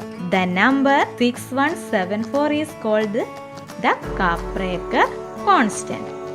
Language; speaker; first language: English; non-native, local second language; Malayalam